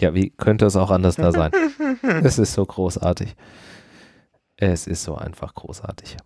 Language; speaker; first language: German; native; German